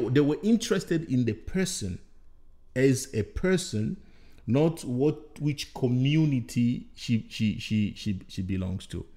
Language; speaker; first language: English; non-native, fluent; Bembe